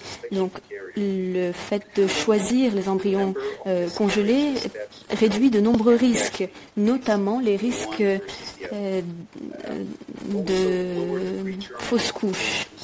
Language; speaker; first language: French; native; French